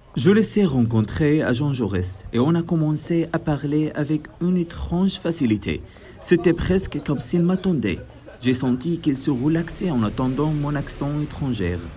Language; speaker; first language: French; non-native, fluent; Arabic